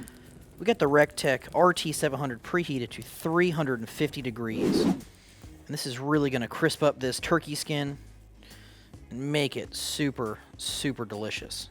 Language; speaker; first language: English; native; English